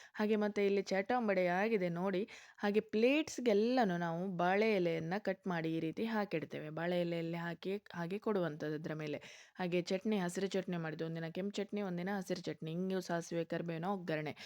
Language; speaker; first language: Kannada; non-native, local second language; Konkani